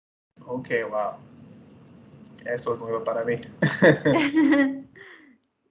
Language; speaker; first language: Spanish; non-native, fluent; English